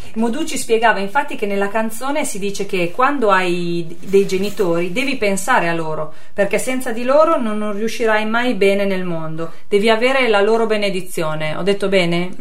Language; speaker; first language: Italian; native; Italian